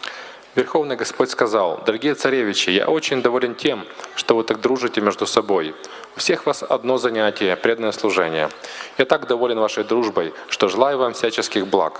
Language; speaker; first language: Russian; native; Russian